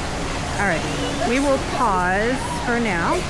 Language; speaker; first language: English; native; English